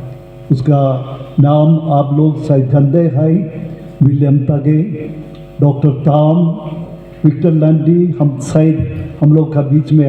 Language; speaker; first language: Hindi; non-native, local second language; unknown